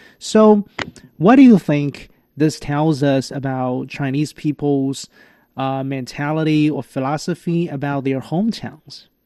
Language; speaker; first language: English; non-native, fluent; Chinese